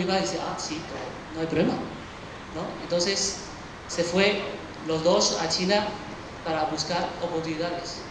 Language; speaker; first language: Spanish; early bilingual, other home language; Chinese